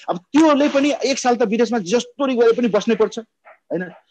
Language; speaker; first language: Nepali; non-native, local second language; Maithili